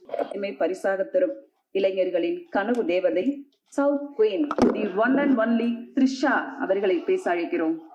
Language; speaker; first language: Tamil; native; Tamil